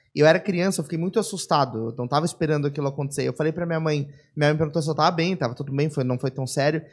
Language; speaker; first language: Portuguese; native; Portuguese